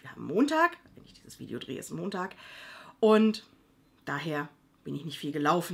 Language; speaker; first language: German; native; German